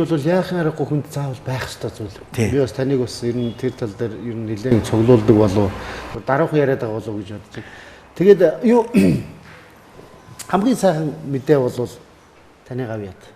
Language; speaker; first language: Mongolian; native; Mongolian